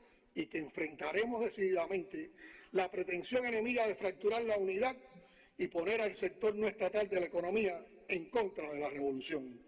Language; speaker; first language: Spanish; native; Spanish